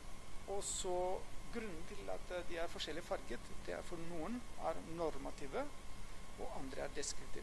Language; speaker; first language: Norwegian; non-native, fluent; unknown